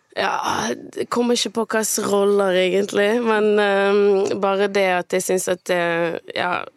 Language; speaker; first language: Norwegian; early bilingual, other home language; Portuguese